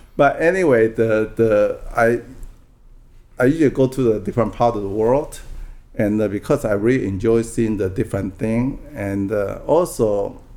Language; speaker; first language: English; non-native, fluent; Min Nan Chinese